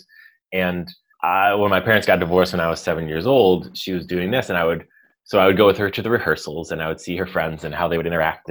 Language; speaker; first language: English; native; English